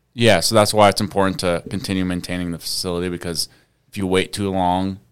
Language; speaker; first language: English; early bilingual, other home language; Arabic